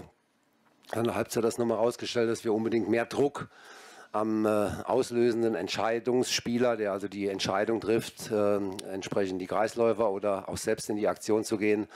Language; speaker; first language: German; native; German